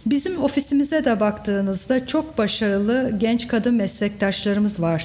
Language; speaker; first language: Turkish; native; Turkish